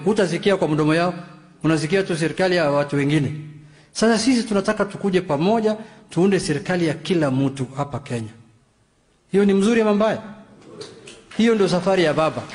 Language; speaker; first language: Swahili; non-native, local second language; Luo (Kenya and Tanzania)